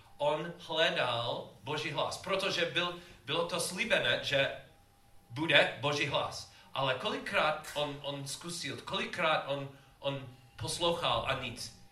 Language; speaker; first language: Czech; non-native, learner; English